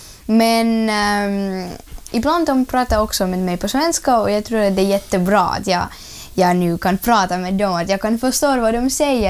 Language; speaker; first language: Swedish; non-native, learner; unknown